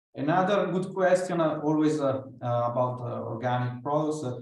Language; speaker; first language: English; non-native, fluent; Italian